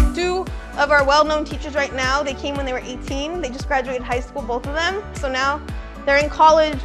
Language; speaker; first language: English; native; English